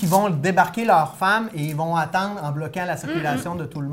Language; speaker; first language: French; native; French